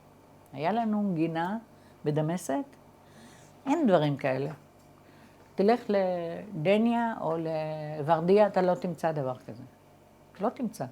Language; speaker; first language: Hebrew; early bilingual, other home language; Arabic